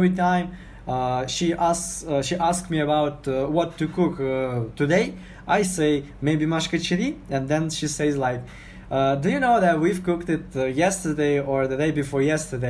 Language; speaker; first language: English; non-native, fluent; Uzbek